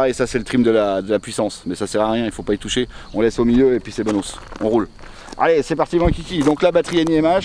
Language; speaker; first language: French; native; French